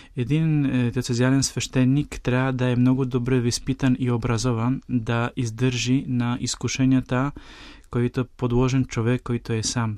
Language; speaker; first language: Bulgarian; non-native, fluent; Polish